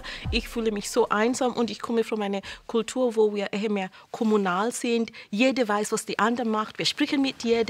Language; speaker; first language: German; non-native, fluent; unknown